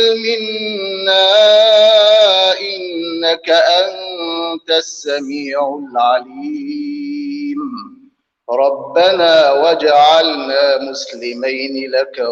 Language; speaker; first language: Arabic; native; Arabic